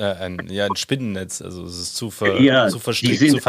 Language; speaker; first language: German; native; German